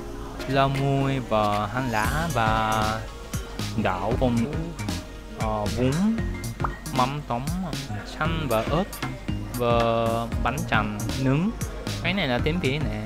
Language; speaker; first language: Vietnamese; non-native, learner; Japanese